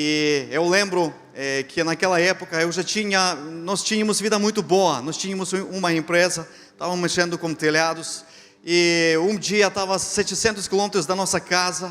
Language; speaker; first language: Portuguese; non-native, fluent; Ukrainian